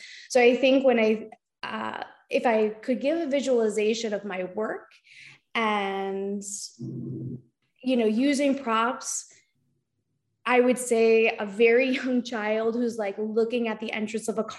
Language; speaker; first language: English; native; English